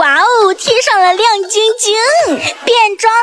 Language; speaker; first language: Chinese; native; Chinese